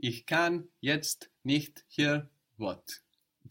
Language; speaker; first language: German; non-native, fluent; English